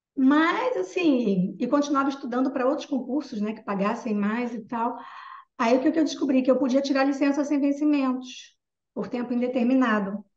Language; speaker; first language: Portuguese; native; Portuguese